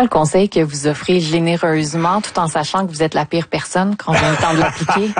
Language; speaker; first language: French; native; French